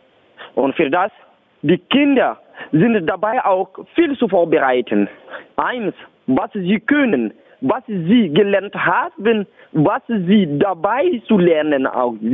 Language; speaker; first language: German; non-native, learner; Bambara